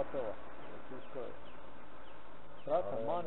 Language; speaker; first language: Polish; non-native, learner; Ukrainian